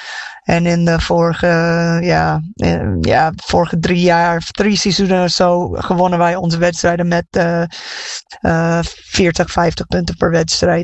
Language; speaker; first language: Dutch; non-native, fluent; English